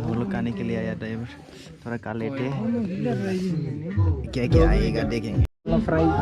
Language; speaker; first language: Hindi; non-native, local second language; Assamese